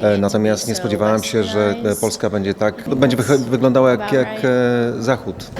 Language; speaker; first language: Polish; non-native, learner; English